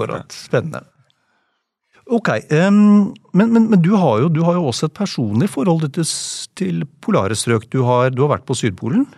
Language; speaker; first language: Norwegian; native; Norwegian